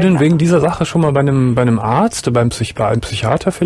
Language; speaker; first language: German; native; German